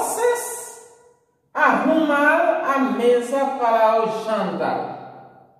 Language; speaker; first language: Portuguese; non-native, learner; Haitian Creole